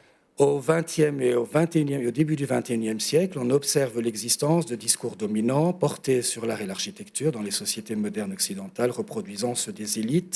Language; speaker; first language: French; native; French